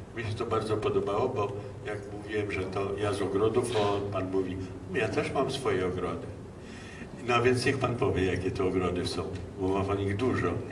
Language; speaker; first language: Polish; native; Polish